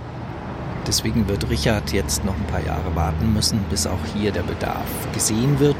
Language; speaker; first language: German; native; German